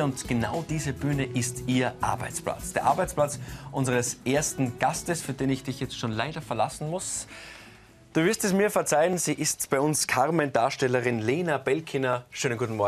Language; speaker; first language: German; native; German